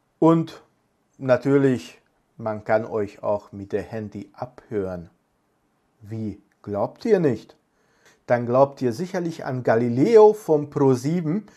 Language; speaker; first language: German; non-native, fluent; Hungarian